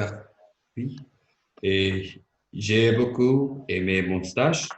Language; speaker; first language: French; non-native, learner; Spanish